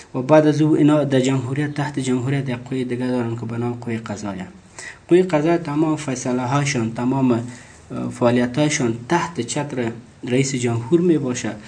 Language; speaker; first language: Persian; native; Persian